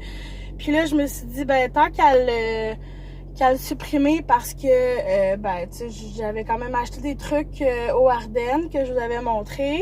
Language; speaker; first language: French; native; French